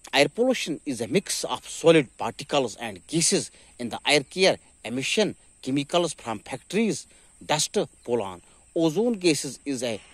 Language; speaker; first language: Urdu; non-native, local second language; Kashmiri